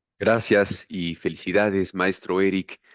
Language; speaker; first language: Spanish; native; Spanish